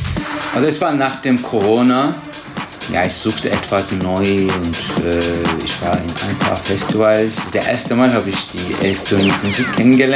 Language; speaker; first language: German; non-native, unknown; Turkish